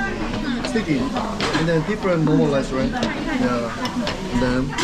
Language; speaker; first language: English; non-native, learner; Korean